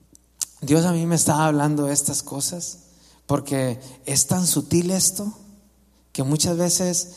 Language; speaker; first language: Spanish; native; Spanish